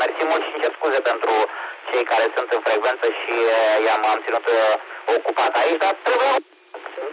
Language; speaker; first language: Romanian; native; Romanian